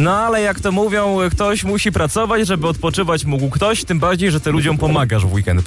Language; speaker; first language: Polish; native; Polish